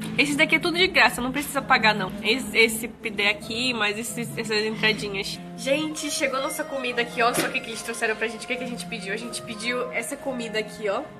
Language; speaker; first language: Portuguese; native; Portuguese